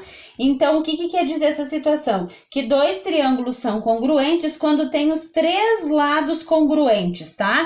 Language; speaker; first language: Portuguese; native; Portuguese